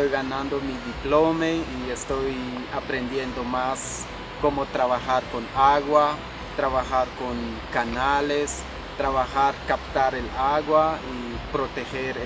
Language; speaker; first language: Spanish; non-native, local second language; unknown